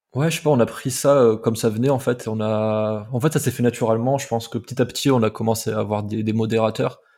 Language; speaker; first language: French; native; French